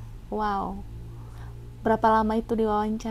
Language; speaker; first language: Indonesian; native; Indonesian